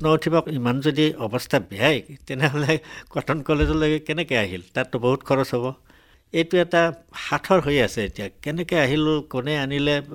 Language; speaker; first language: Assamese; native; Assamese